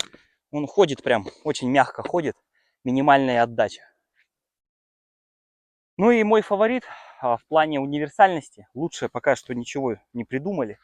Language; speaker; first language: Russian; native; Russian